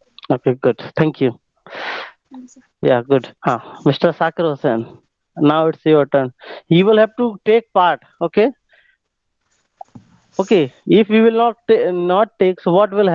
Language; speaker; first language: English; non-native, local second language; Hindi